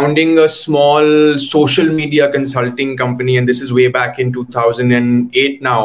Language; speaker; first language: English; non-native, local second language; Hindi